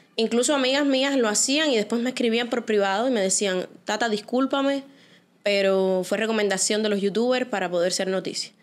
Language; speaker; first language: Spanish; native; Spanish